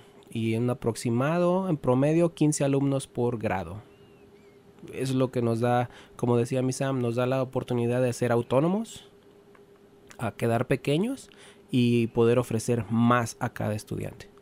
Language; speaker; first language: Spanish; native; Spanish